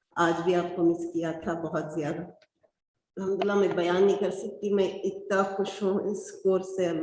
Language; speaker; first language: Urdu; early bilingual, heritage; Urdu